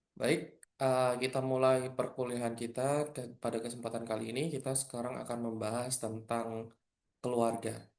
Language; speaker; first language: Indonesian; non-native, local second language; Madurese